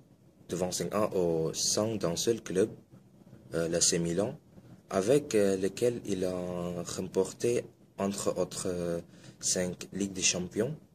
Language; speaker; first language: French; non-native, fluent; Indonesian